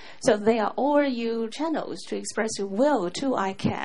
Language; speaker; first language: English; non-native, fluent; Chinese